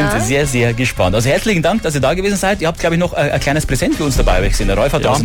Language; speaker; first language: German; native; German